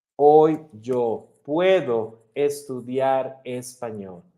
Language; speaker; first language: Spanish; non-native, fluent; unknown